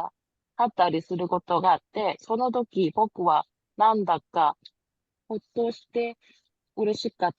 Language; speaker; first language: Japanese; non-native, learner; Korean